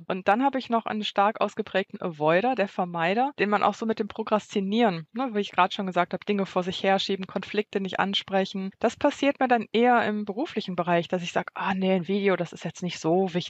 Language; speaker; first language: German; native; German